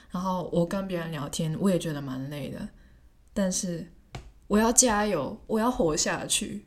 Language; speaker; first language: Chinese; non-native, local second language; Cantonese